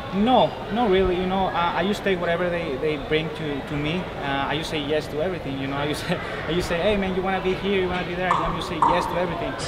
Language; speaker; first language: English; non-native, fluent; Spanish